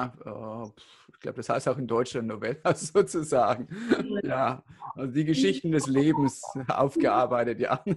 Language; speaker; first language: German; native; German